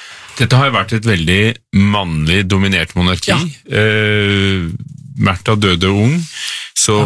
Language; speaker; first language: Norwegian; native; Norwegian